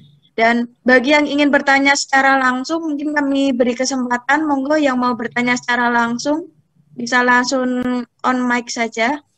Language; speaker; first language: Indonesian; native; Indonesian